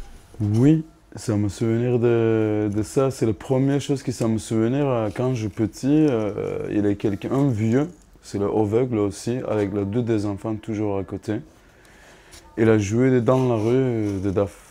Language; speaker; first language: French; non-native, learner; Kurdish